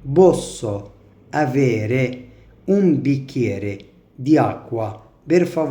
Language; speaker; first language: Italian; non-native, fluent; Arabic